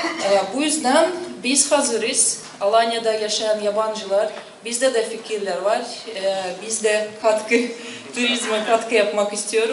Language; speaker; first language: Turkish; non-native, learner; Russian